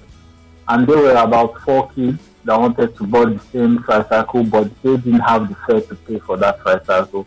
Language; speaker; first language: English; non-native, local second language; Igbo